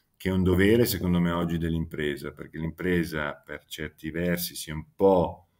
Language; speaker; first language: Italian; native; Italian